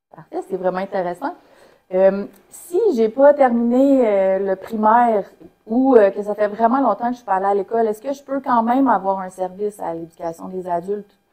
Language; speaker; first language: French; native; French